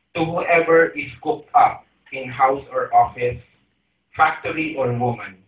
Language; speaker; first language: English; non-native, local second language; Filipino